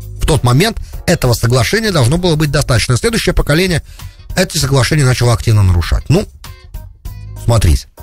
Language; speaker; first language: Russian; native; Russian